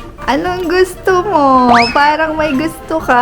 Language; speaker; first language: Filipino; native; Filipino